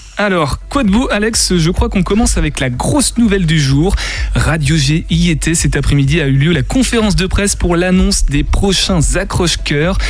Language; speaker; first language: French; native; French